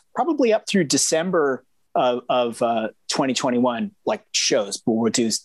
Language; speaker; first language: English; native; English